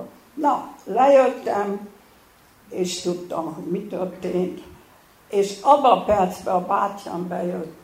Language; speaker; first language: Hungarian; early bilingual, heritage; Hungarian